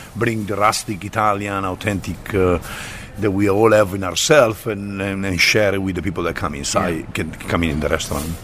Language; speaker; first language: English; non-native, fluent; Italian